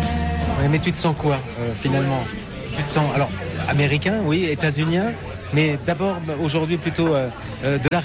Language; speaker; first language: French; native; French